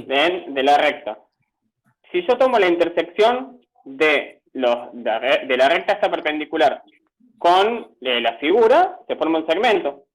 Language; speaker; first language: Spanish; native; Spanish